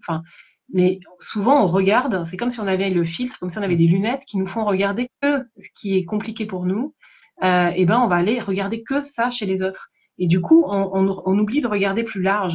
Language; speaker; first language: French; native; French